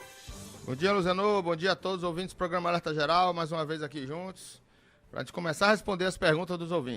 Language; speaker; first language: Portuguese; native; Portuguese